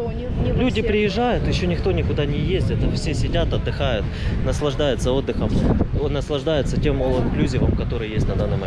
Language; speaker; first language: Russian; native; Russian